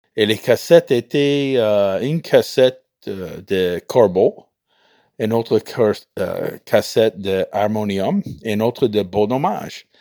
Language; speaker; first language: French; non-native, fluent; English